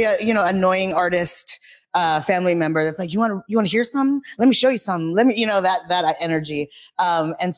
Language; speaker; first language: English; native; English